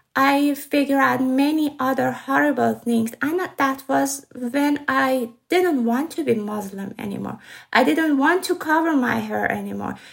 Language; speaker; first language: English; non-native, fluent; Persian